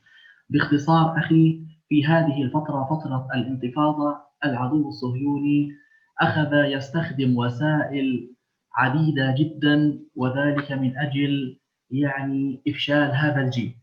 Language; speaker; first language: Arabic; native; Arabic